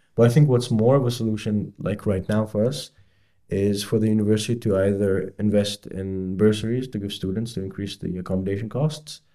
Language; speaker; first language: English; non-native, fluent; Arabic